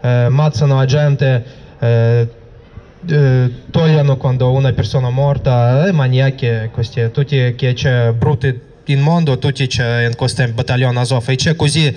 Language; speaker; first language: Italian; non-native, learner; Russian